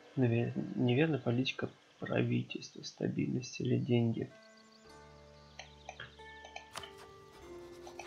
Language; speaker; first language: Russian; native; Russian